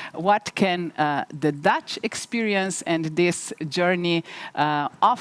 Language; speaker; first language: English; non-native, fluent; Slovenian